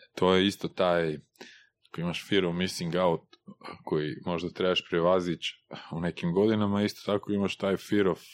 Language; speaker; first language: Croatian; native; Croatian